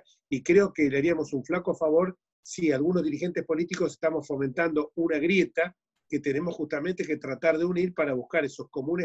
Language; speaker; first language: Spanish; native; Spanish